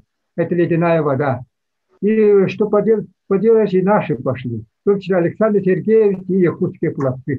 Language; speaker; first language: Russian; non-native, local second language; Yakut